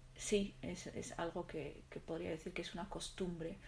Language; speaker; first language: Spanish; non-native, fluent; Arabic